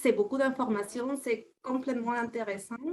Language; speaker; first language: French; non-native, fluent; Spanish